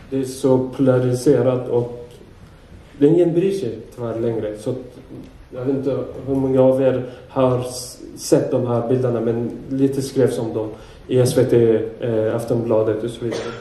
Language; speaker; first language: Swedish; non-native, fluent; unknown